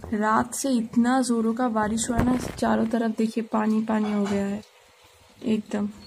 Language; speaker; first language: Hindi; non-native, local second language; Bangla